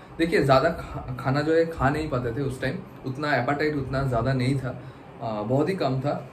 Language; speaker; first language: Hindi; non-native, local second language; Bangla